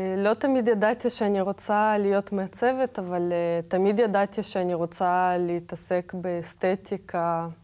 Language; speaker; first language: Hebrew; non-native, fluent; Russian